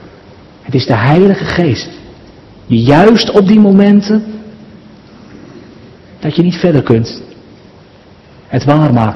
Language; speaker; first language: Dutch; native; Dutch